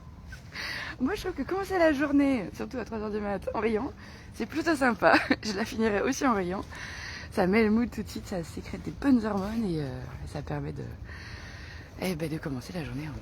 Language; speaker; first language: French; native; French